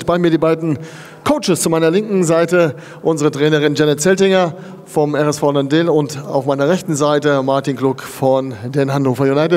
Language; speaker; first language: German; native; German